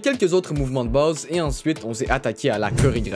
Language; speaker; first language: French; native; French